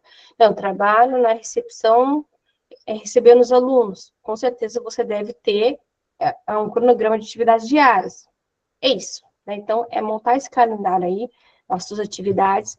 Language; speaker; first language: Portuguese; native; Portuguese